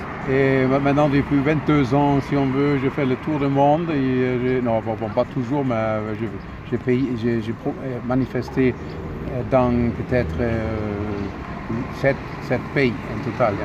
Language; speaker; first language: French; non-native, fluent; German